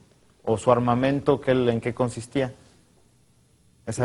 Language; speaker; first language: Spanish; native; Spanish